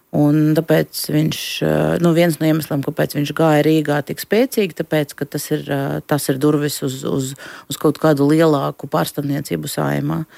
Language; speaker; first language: Latvian; non-native, local second language; Russian